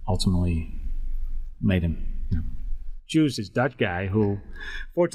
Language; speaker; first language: English; non-native, fluent; Dutch